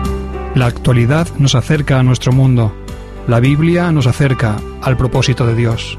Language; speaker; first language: Spanish; native; Spanish